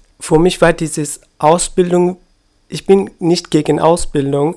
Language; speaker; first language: German; non-native, learner; Persian